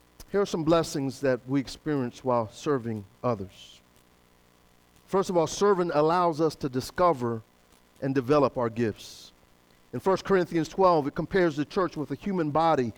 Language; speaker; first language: English; native; English